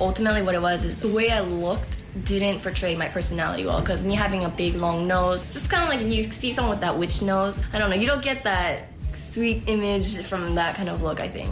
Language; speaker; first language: English; native; English